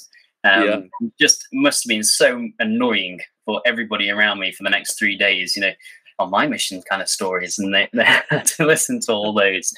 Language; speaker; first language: English; native; English